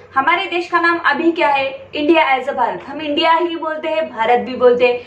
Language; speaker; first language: Hindi; non-native, local second language; Marathi